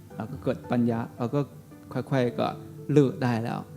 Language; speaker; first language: Thai; non-native, learner; Chinese